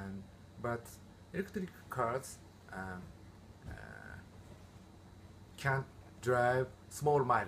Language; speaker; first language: English; non-native, learner; Japanese